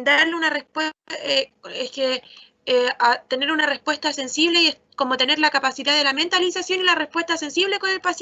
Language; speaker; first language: Spanish; native; Spanish